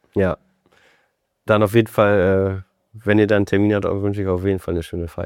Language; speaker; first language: German; native; German